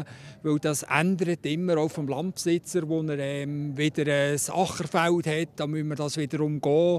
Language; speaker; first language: German; native; German